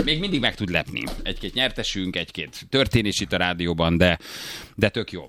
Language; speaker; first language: Hungarian; native; Hungarian